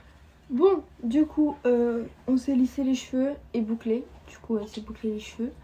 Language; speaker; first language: French; native; French